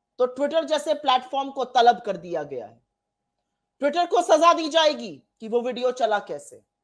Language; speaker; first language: Hindi; native; Hindi